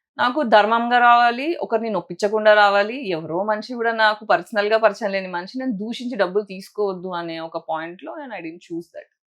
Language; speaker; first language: Telugu; native; Telugu